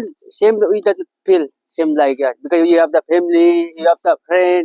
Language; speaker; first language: English; non-native, learner; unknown